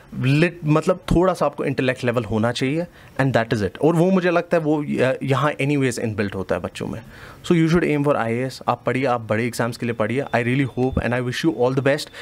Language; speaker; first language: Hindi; non-native, local second language; Kashmiri